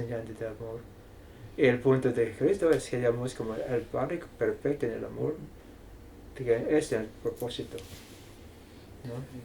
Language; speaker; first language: Spanish; non-native, fluent; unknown